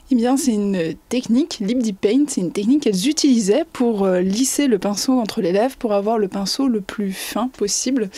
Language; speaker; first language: French; native; French